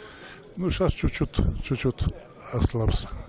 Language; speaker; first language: Russian; non-native, local second language; Avaric